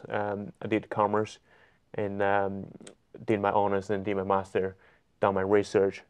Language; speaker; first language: English; non-native, fluent; Chinese